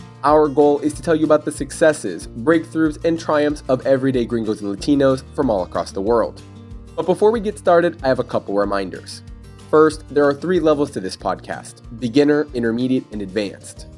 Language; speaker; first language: English; native; English